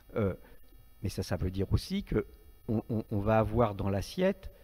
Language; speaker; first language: French; native; French